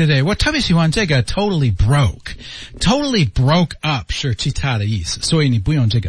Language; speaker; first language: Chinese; non-native, learner; English